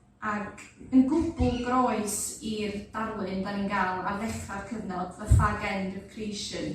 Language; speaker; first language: Welsh; native; Welsh